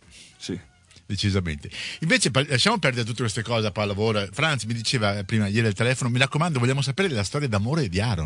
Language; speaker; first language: Italian; native; Italian